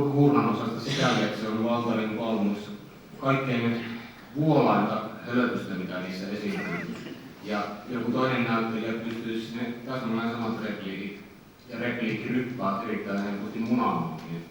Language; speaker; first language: Finnish; native; Finnish